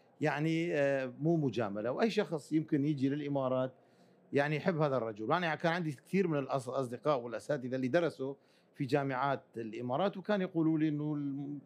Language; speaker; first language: Arabic; early bilingual, other home language; Kurdish